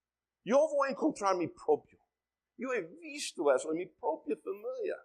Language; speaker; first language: Spanish; non-native, fluent; English